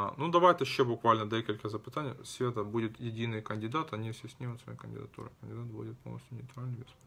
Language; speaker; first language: Ukrainian; non-native, local second language; Russian